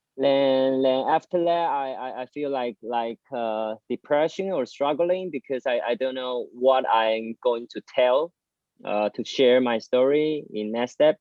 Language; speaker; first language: English; non-native, learner; Chinese